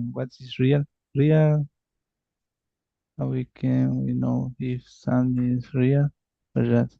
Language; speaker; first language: English; non-native, learner; Spanish